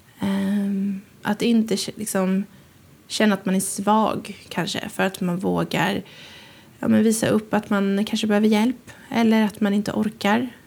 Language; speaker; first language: Swedish; native; Swedish